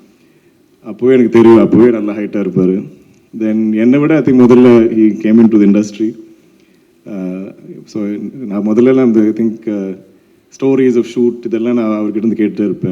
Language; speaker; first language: Tamil; non-native, local second language; Malayalam